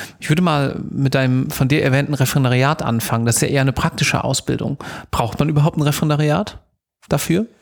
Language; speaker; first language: German; native; German